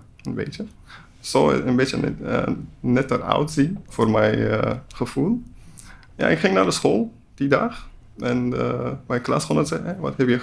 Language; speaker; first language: Dutch; non-native, learner; Persian